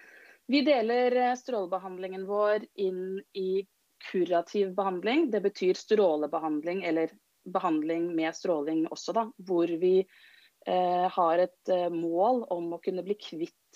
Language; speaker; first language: Norwegian; native; Norwegian